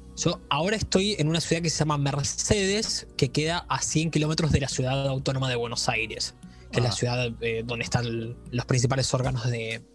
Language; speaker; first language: Spanish; native; Spanish